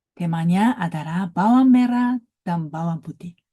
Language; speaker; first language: Indonesian; non-native, learner; Japanese